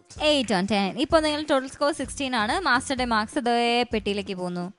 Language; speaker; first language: Malayalam; native; Malayalam